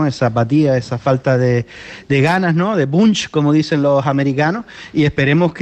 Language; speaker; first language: Spanish; native; Spanish